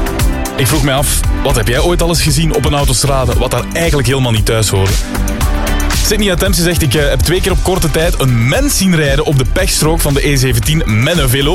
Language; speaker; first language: Dutch; native; Dutch